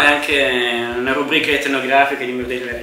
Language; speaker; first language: Italian; native; Italian